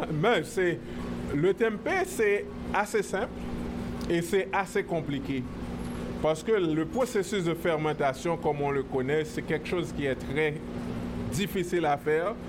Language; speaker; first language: French; native; French